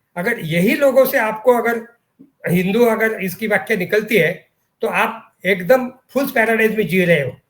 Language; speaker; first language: Hindi; non-native, local second language; Marathi